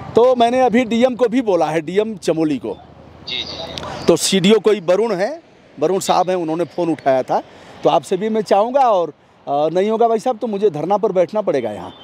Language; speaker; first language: Hindi; native; Hindi